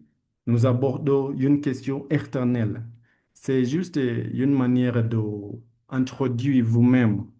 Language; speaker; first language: French; non-native, learner; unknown